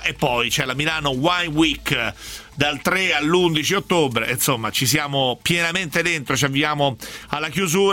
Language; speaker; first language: Italian; native; Italian